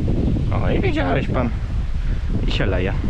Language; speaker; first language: Polish; native; Polish